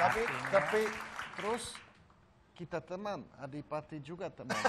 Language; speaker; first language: Indonesian; non-native, learner; Dutch